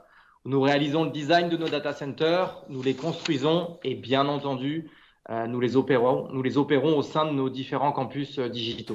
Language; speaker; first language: French; native; French